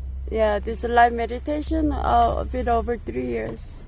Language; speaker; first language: English; non-native, fluent; Korean